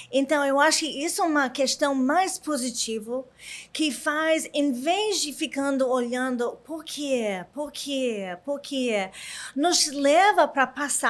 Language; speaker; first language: Portuguese; non-native, learner; English